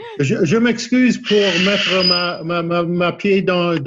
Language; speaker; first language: French; non-native, learner; English